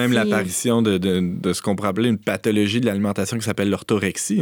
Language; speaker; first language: French; native; French